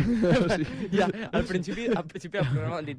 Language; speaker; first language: Catalan; native; Catalan